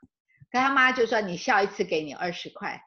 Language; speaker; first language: Chinese; native; Chinese